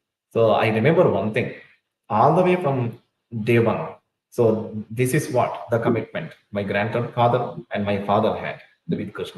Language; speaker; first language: English; non-native, local second language; Tulu